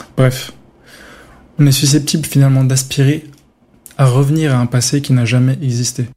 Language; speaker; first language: French; native; French